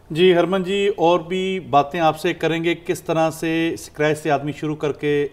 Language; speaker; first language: Hindi; non-native, local second language; Punjabi